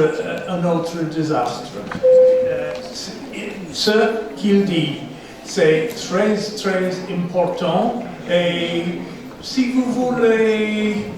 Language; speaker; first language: French; non-native, fluent; English